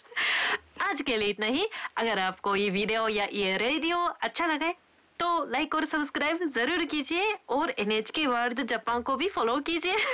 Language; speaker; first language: Hindi; non-native, fluent; Japanese